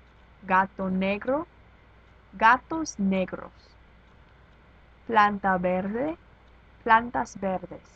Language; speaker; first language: Spanish; non-native, fluent; English